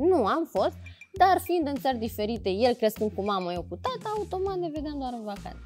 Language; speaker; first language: Romanian; native; Romanian